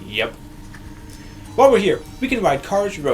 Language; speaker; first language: English; native; English